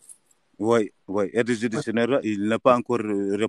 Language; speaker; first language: French; non-native, learner; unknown